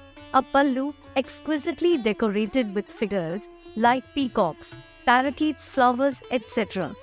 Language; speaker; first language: English; non-native, local second language; Marathi